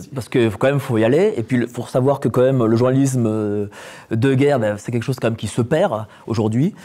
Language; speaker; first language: French; non-native, fluent; Polish